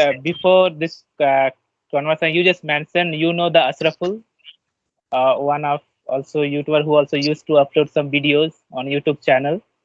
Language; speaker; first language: English; non-native, learner; Bangla